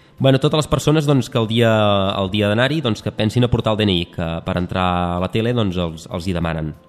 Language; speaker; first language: Catalan; native; Catalan